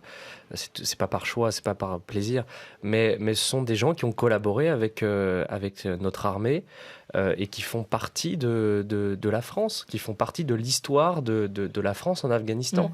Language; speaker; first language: French; native; French